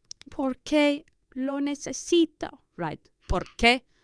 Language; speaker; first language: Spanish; non-native, fluent; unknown